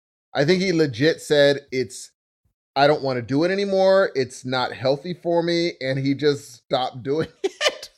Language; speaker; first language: English; native; English